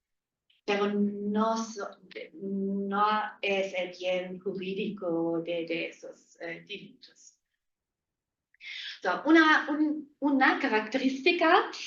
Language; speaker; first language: Spanish; non-native, fluent; German